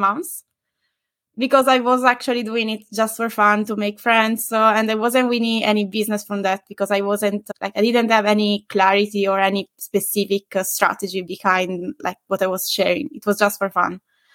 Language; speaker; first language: English; non-native, fluent; Italian